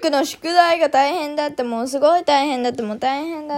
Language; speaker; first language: Japanese; early bilingual, heritage; Japanese